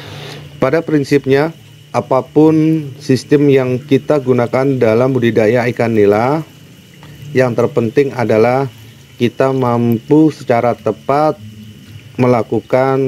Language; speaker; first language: Indonesian; native; Indonesian